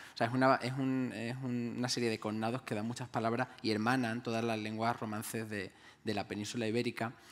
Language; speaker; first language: Spanish; non-native, local second language; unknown